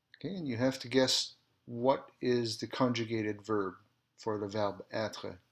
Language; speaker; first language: English; early bilingual, other home language; French